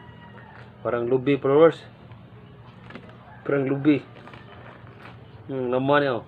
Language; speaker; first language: Filipino; non-native, local second language; Cebuano